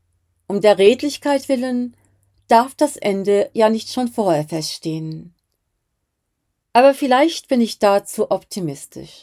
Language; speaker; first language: German; native; German